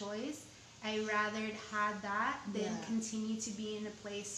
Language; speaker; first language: English; early bilingual, other home language; Spanish